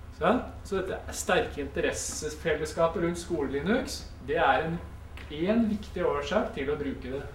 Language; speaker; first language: Norwegian; native; Norwegian